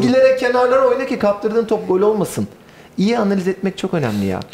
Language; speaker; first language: Turkish; native; Turkish